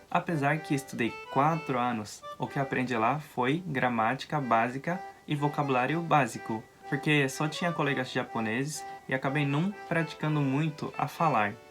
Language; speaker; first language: Portuguese; non-native, fluent; Japanese